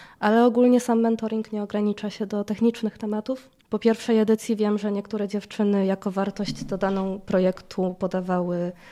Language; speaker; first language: Polish; native; Polish